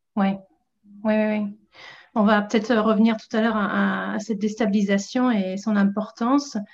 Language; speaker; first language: French; non-native, fluent; English